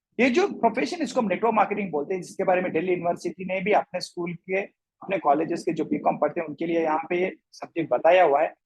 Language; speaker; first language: Hindi; non-native, local second language; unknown